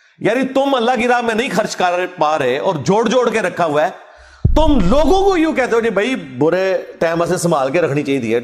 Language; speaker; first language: Urdu; non-native, local second language; Punjabi